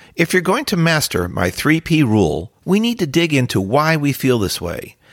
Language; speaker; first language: English; native; English